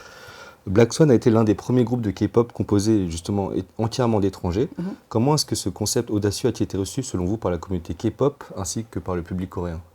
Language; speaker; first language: French; native; French